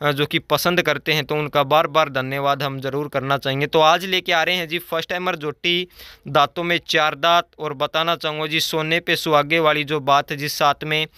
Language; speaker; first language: Hindi; native; Hindi